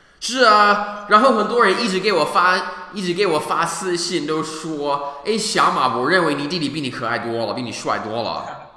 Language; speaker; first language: Chinese; non-native, fluent; English